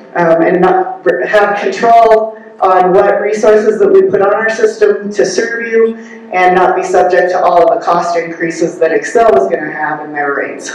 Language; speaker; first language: English; native; English